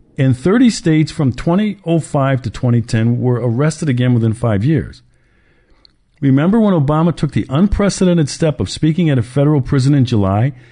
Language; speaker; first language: English; native; English